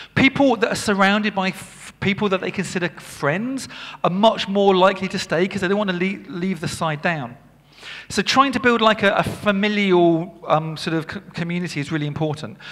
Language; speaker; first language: English; native; English